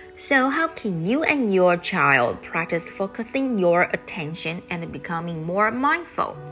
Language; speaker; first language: English; non-native, fluent; Chinese